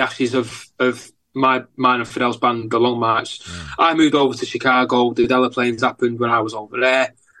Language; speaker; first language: English; native; English